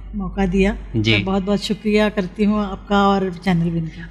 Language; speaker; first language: Hindi; non-native, local second language; Urdu